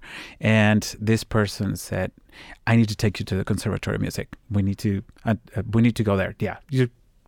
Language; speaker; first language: English; non-native, fluent; Spanish